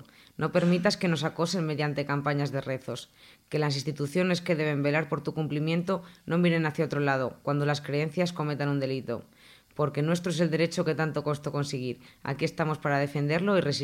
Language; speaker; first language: Spanish; native; Spanish